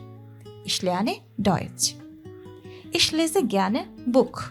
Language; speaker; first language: German; non-native, learner; Bangla